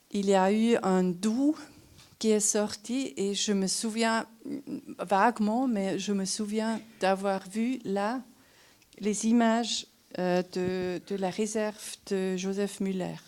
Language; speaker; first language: French; non-native, local second language; German